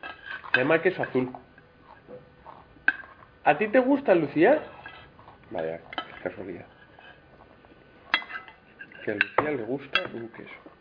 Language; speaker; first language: Spanish; native; Spanish